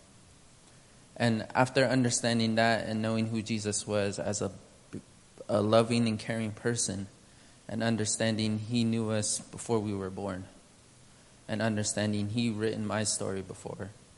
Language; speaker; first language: English; early bilingual, other home language; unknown